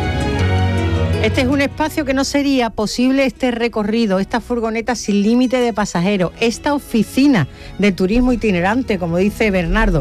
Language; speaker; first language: Spanish; native; Spanish